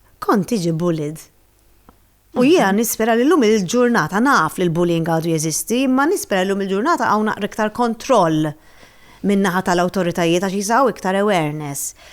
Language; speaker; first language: Maltese; native; Maltese